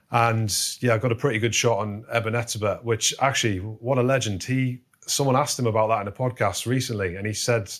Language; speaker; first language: English; native; English